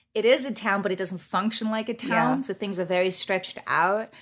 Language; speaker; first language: English; non-native, fluent; German